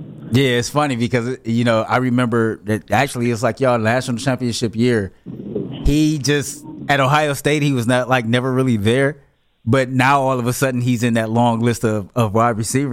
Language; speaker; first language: English; native; English